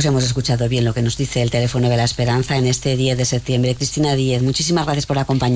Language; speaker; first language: Spanish; native; Spanish